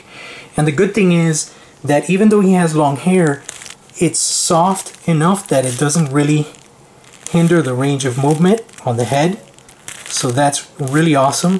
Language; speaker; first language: English; native; English